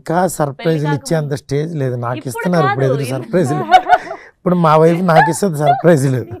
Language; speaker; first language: Telugu; native; Telugu